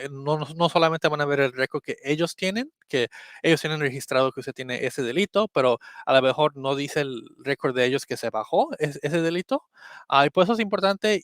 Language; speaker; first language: Spanish; early bilingual, heritage; Spanish